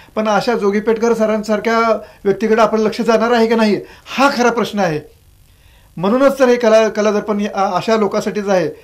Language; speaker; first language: Marathi; native; Marathi